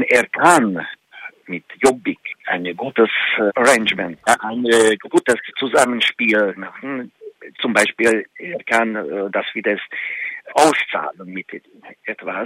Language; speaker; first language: German; non-native, fluent; Hungarian